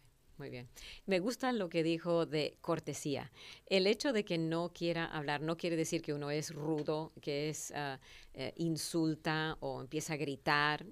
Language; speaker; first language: Spanish; native; Spanish